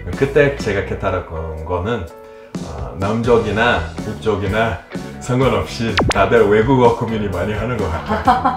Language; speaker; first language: Korean; non-native, fluent; Portuguese